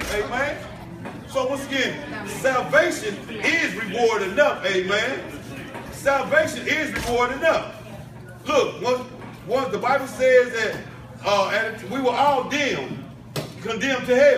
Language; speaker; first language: English; native; English